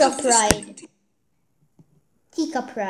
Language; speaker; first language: English; native; English